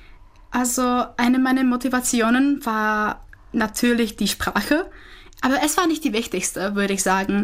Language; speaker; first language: German; non-native, fluent; Czech